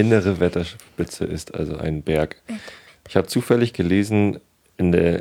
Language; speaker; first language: German; native; German